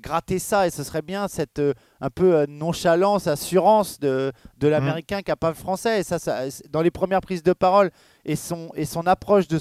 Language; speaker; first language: French; native; French